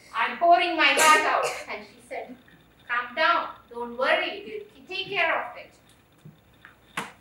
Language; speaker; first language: English; non-native, local second language; Malayalam